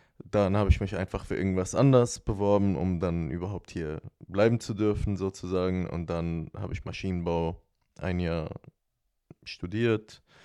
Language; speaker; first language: German; non-native, fluent; Arabic